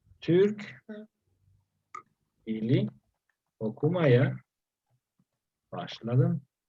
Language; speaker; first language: Turkish; non-native, learner; Spanish